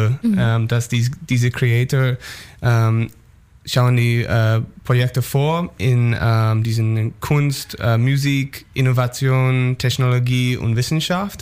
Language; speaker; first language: German; non-native, learner; English